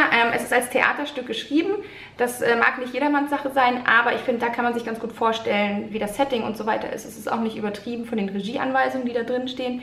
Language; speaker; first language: German; native; German